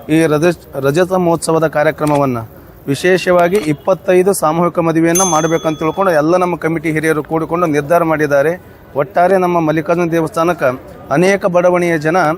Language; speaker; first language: Kannada; native; Kannada